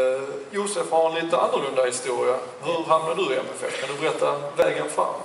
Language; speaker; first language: Swedish; native; Swedish